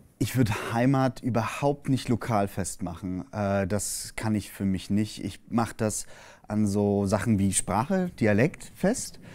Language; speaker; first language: German; native; German